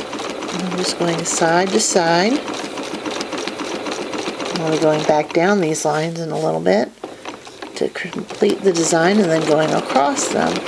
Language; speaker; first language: English; native; English